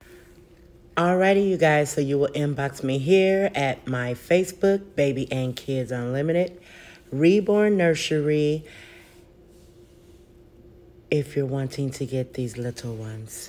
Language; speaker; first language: English; native; English